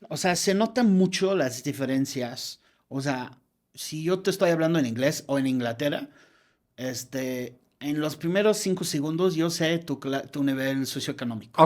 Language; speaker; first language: Spanish; non-native, fluent; English